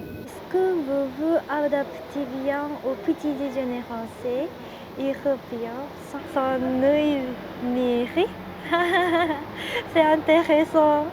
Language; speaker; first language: French; non-native, learner; Japanese